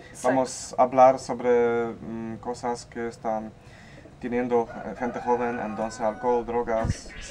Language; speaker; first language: Spanish; non-native, learner; Polish